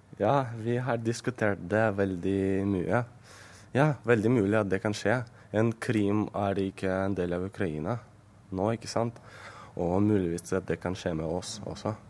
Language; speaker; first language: Norwegian; non-native, fluent; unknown